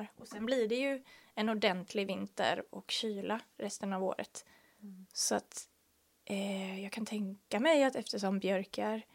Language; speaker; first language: Swedish; native; Swedish